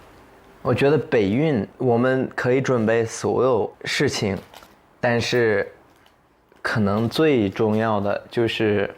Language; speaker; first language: Chinese; non-native, fluent; English